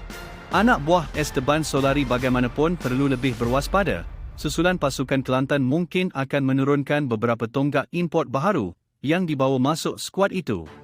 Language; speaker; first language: Malay; native; Malay